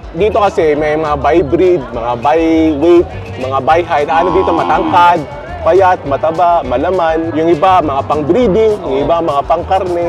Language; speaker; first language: Filipino; native; Filipino